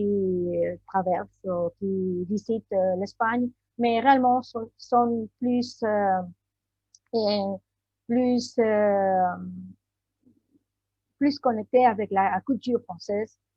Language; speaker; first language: French; non-native, learner; Spanish